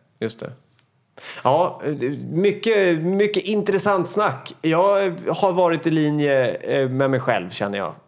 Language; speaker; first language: Swedish; native; Swedish